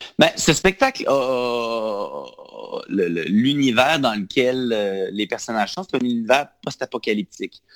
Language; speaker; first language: French; native; French